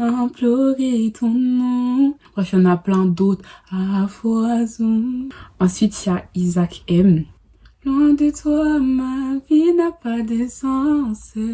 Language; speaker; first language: French; early bilingual, other home language; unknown